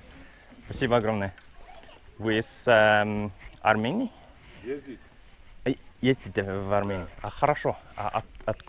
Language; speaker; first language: Russian; non-native, learner; Norwegian